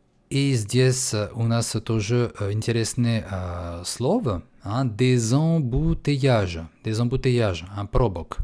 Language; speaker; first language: Russian; non-native, fluent; French